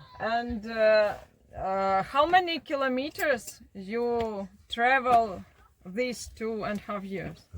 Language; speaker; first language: English; non-native, learner; Ukrainian